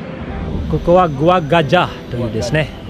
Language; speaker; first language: Japanese; non-native, learner; Indonesian